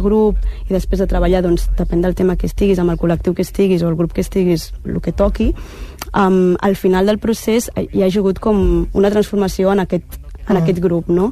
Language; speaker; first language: Catalan; early bilingual, other home language; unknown